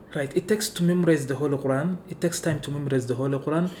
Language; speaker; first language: English; non-native, local second language; Somali